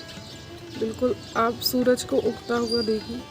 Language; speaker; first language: Hindi; native; Hindi